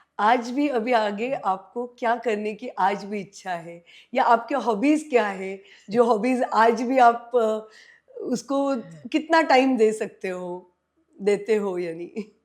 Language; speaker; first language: Hindi; non-native, local second language; Marathi